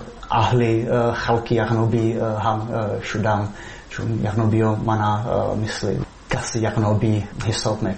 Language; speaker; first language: Persian; non-native, learner; Czech